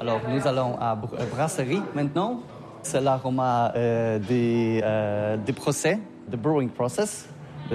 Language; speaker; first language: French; non-native, fluent; Polish